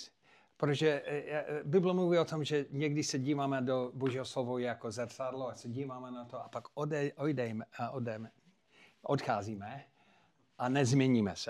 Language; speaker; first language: Czech; non-native, fluent; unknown